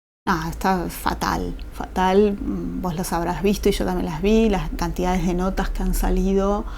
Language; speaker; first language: Spanish; native; Spanish